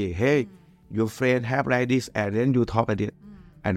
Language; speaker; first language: English; non-native, learner; Thai